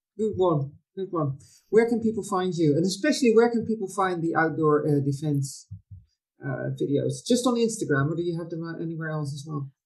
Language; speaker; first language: English; non-native, fluent; Dutch